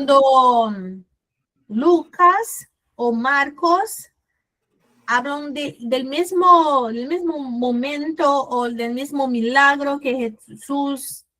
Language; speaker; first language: Spanish; non-native, fluent; Portuguese